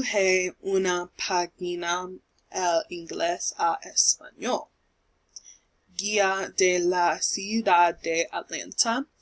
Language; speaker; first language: Spanish; non-native, learner; English